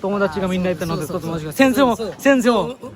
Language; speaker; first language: Japanese; non-native, learner; Bangla